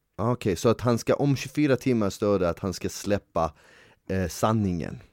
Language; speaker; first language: Swedish; native; Swedish